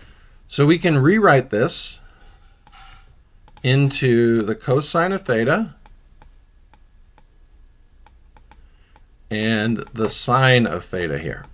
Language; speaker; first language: English; native; English